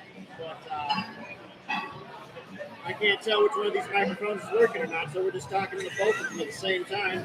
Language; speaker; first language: English; native; English